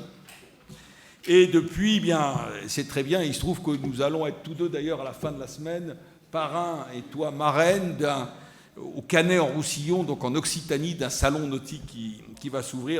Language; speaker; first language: French; native; French